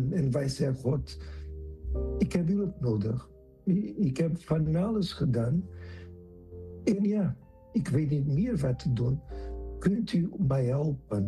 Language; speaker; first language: Dutch; non-native, fluent; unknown